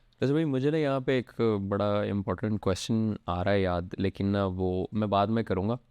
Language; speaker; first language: Urdu; native; Urdu